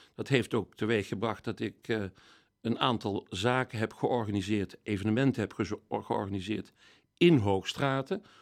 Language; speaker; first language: Dutch; native; Dutch